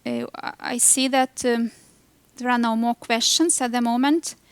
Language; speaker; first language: English; non-native, fluent; Lithuanian